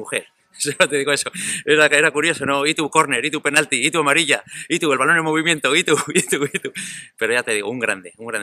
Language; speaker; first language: Spanish; native; Spanish